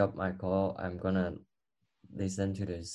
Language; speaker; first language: English; non-native, learner; Cantonese